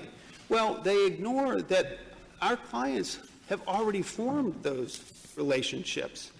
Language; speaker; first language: English; native; English